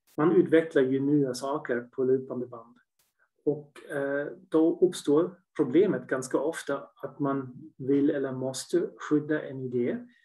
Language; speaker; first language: Swedish; non-native, fluent; German